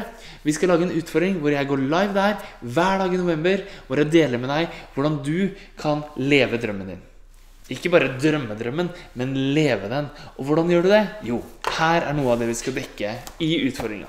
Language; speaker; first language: Norwegian; native; Norwegian